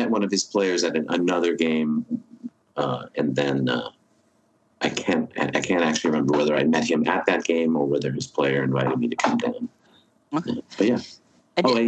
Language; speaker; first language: English; native; English